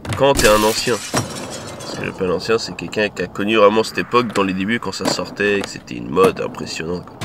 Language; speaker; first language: French; native; French